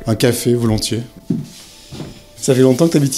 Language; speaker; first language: French; native; French